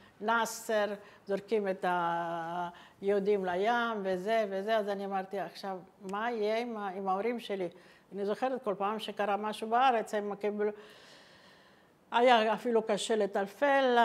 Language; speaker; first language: Hebrew; non-native, fluent; Italian